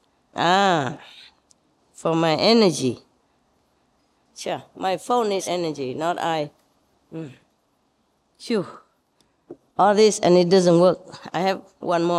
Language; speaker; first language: English; non-native, fluent; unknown